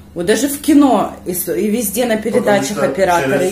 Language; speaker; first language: Russian; native; Russian